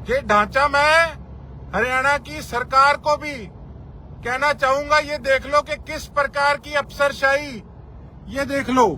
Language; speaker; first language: Hindi; non-native, local second language; Punjabi